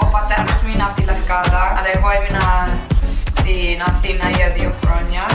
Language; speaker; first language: Greek; non-native, learner; English